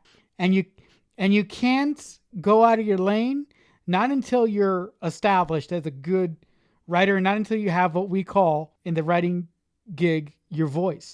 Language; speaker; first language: English; native; English